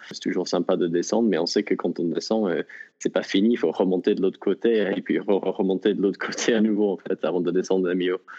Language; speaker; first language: French; non-native, fluent; English